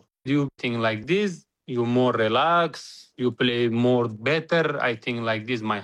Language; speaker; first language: English; non-native, learner; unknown